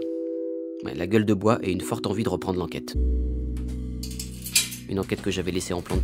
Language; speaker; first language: French; native; French